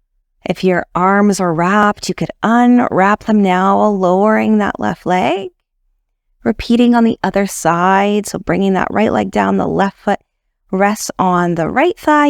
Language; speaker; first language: English; native; English